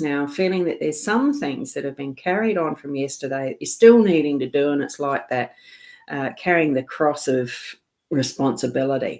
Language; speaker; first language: English; native; English